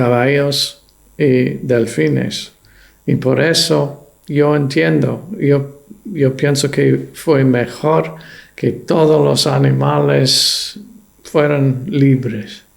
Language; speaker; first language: Spanish; non-native, fluent; English